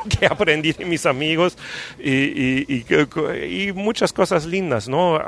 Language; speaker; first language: Spanish; non-native, fluent; German